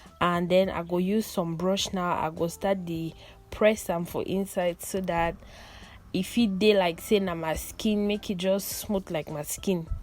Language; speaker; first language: Nigerian Pidgin; non-native, local second language; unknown